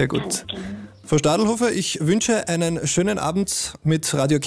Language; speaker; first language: German; native; German